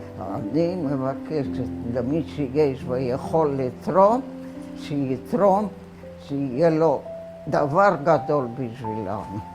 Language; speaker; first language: Hebrew; non-native, fluent; Romanian